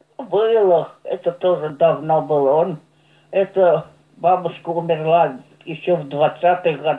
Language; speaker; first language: Russian; non-native, local second language; German